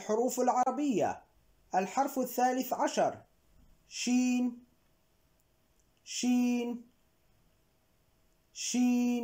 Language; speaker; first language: Arabic; non-native, local second language; Kurdish